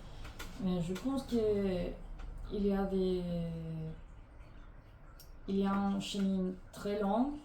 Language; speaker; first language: French; non-native, learner; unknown